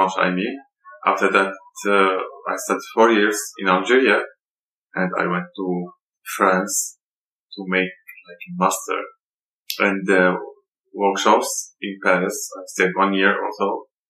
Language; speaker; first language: English; non-native, learner; Arabic